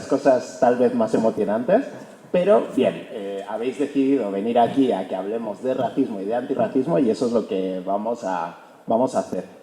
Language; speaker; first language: Spanish; early bilingual, other home language; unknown